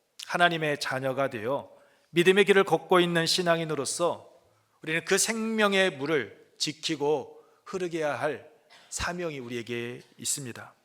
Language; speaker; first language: Korean; native; Korean